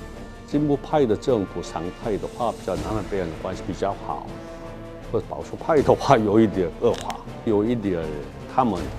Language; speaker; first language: Chinese; non-native, learner; Korean